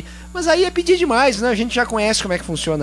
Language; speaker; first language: Portuguese; native; Portuguese